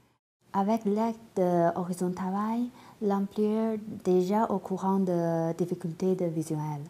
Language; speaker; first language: French; non-native, learner; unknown